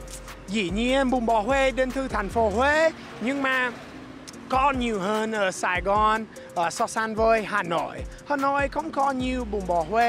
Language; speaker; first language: Vietnamese; non-native, fluent; English